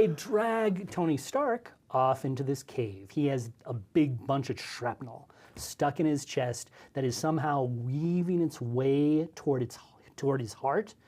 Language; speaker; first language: English; native; English